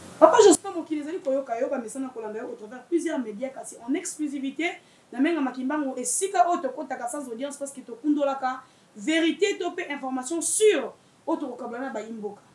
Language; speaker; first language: Lingala; native; Lingala